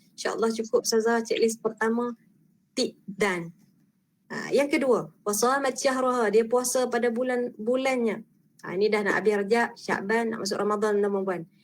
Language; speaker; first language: Malay; native; Malay